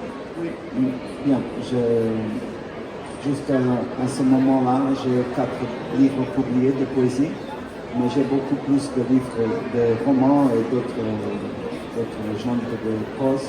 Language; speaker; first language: French; non-native, fluent; Portuguese